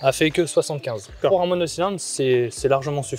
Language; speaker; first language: French; native; French